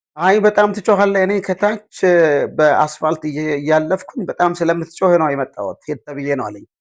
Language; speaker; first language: Amharic; non-native, local second language; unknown